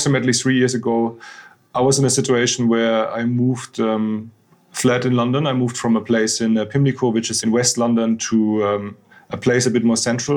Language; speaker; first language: English; non-native, fluent; German